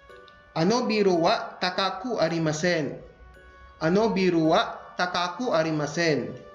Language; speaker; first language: Japanese; non-native, fluent; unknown